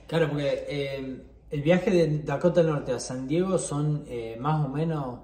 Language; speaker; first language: Spanish; native; Spanish